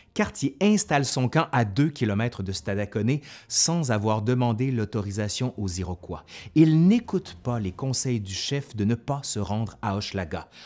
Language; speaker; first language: French; native; French